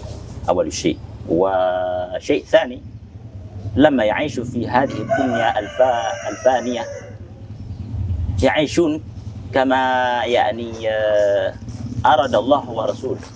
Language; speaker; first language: Arabic; non-native, fluent; Indonesian